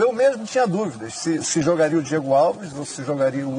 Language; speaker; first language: Portuguese; native; Portuguese